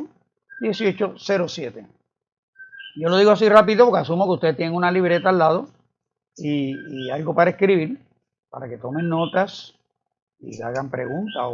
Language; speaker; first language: Spanish; native; Spanish